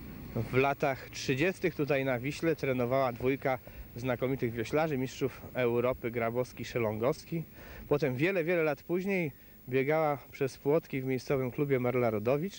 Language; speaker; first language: Polish; native; Polish